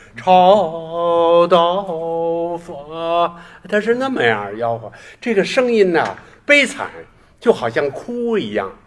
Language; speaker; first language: Chinese; native; Chinese